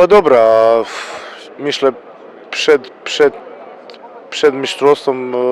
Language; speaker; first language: Polish; non-native, learner; Croatian